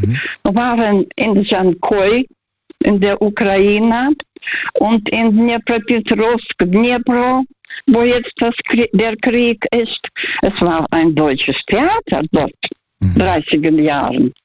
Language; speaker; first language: German; non-native, local second language; Russian